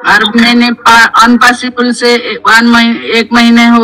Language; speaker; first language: Hindi; non-native, local second language; Odia